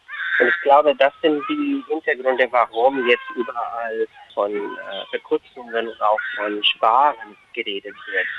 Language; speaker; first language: German; non-native, fluent; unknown